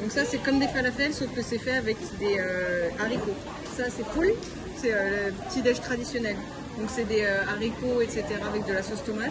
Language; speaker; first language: French; native; French